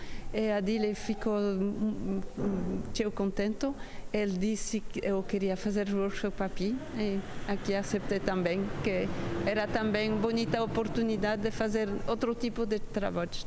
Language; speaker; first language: Portuguese; non-native, learner; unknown